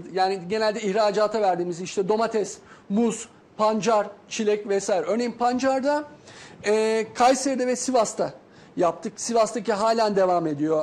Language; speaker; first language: Turkish; native; Turkish